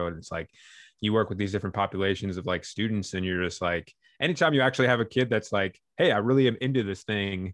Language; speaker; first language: English; native; English